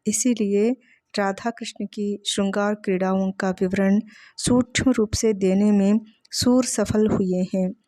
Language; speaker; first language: Hindi; non-native, local second language; Telugu